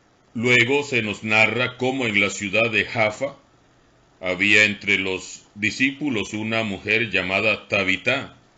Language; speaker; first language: Spanish; native; Spanish